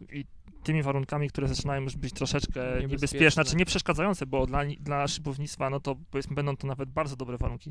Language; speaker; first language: Polish; native; Polish